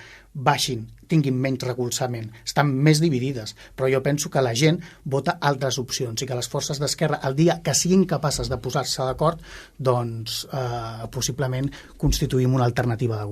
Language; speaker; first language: Catalan; native; Catalan